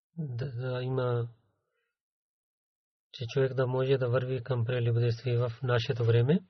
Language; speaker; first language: Bulgarian; non-native, learner; Urdu